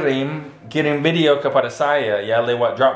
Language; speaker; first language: Indonesian; non-native, fluent; English